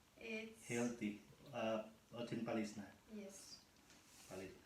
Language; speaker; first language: English; non-native, learner; Filipino